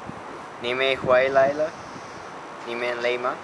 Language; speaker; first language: Chinese; non-native, learner; English